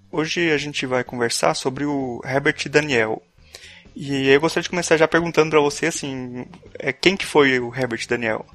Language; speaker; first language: Portuguese; native; Portuguese